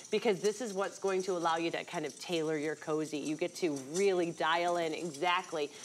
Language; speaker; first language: English; native; English